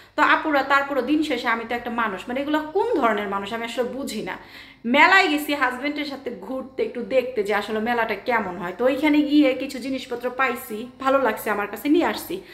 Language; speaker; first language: Bangla; native; Bangla